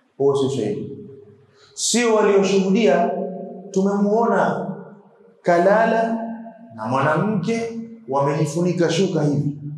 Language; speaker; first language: Swahili; native; Swahili